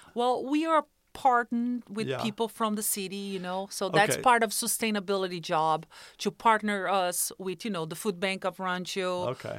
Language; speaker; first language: English; non-native, fluent; Portuguese